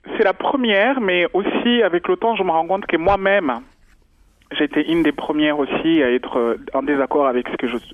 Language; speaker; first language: French; non-native, local second language; Kinyarwanda